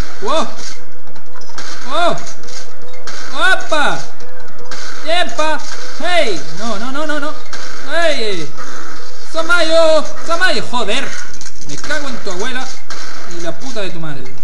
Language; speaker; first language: Spanish; native; Spanish